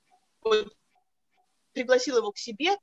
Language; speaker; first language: Russian; native; Russian